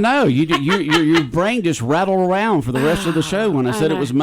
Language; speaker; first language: English; native; English